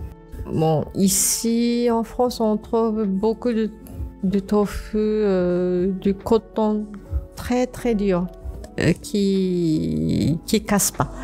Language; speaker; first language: French; non-native, fluent; Japanese